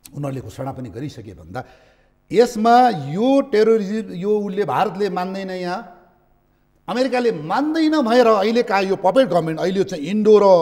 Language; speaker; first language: Nepali; native; Nepali